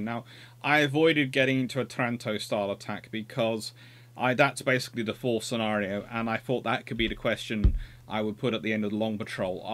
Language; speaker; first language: English; native; English